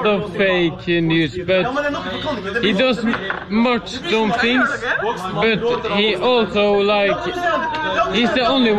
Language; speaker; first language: English; non-native, fluent; Norwegian